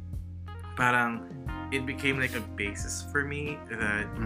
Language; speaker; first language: English; non-native, local second language; Filipino